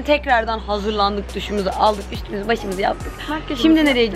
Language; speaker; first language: Turkish; native; Turkish